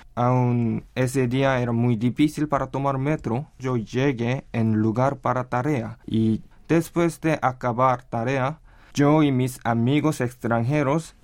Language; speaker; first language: Spanish; non-native, learner; Korean